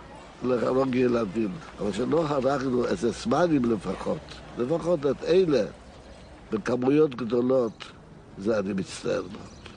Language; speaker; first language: Hebrew; non-native, fluent; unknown